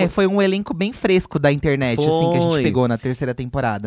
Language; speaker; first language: Portuguese; native; Portuguese